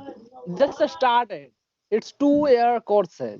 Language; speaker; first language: English; non-native, learner; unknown